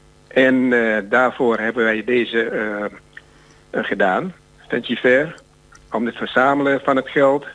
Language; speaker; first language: Dutch; non-native, fluent; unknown